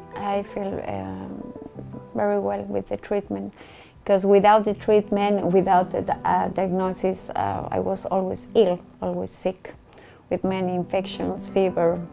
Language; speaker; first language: English; non-native, learner; Spanish